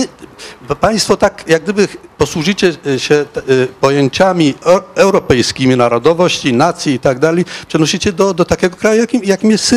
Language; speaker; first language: Polish; non-native, fluent; Arabic